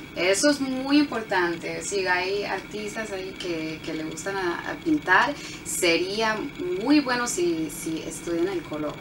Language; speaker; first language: Spanish; early bilingual, heritage; Spanish